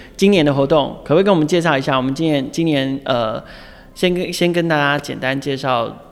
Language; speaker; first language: Chinese; native; Chinese